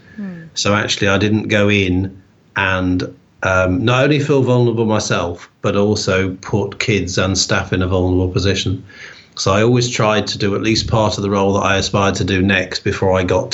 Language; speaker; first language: English; native; English